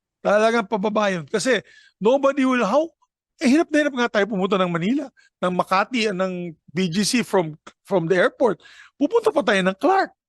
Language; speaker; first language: Filipino; non-native, local second language; Cebuano